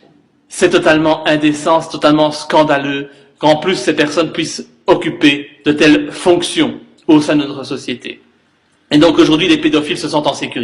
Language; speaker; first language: French; native; French